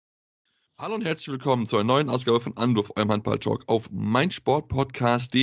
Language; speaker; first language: German; native; German